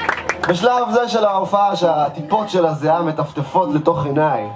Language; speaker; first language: Hebrew; native; Hebrew